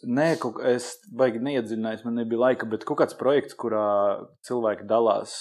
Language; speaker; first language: Latvian; non-native, local second language; Russian